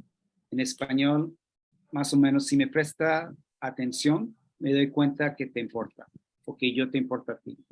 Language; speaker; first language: Spanish; non-native, fluent; English